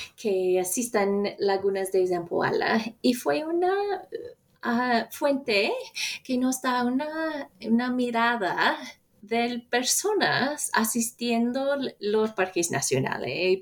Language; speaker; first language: Spanish; non-native, fluent; English